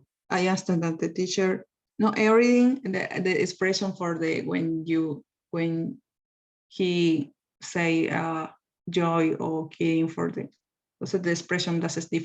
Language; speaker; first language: English; non-native, learner; Spanish